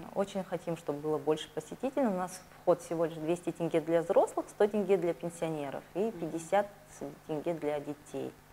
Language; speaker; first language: Russian; native; Russian